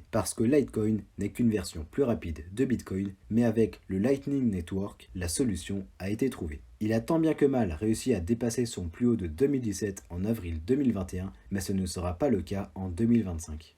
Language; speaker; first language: French; native; French